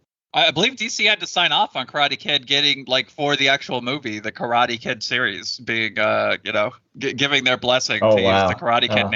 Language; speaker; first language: English; native; English